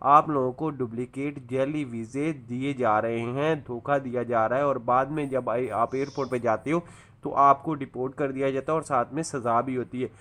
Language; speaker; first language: Urdu; native; Urdu